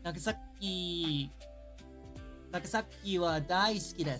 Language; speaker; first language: Japanese; non-native, learner; English